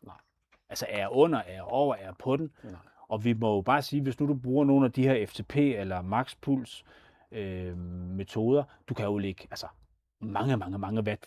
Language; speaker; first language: Danish; native; Danish